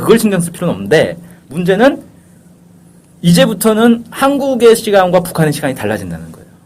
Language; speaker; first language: Korean; native; Korean